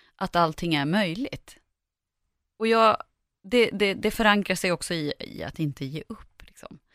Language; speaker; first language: Swedish; native; Swedish